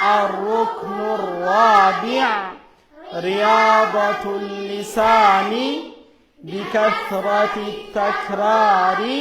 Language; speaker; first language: Arabic; non-native, fluent; Oromo